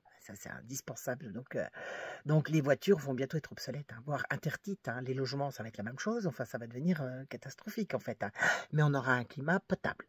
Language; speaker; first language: French; native; French